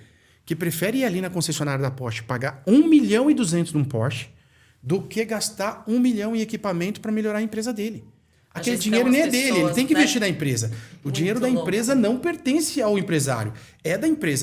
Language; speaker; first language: Portuguese; native; Portuguese